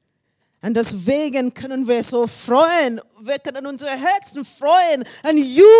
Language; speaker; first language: German; non-native, learner; English